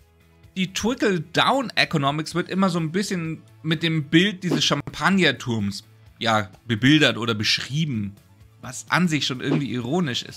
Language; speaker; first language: German; native; German